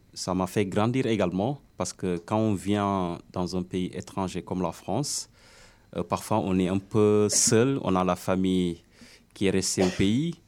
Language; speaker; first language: French; non-native, local second language; Wolof